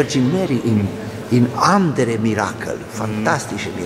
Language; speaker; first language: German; non-native, learner; Italian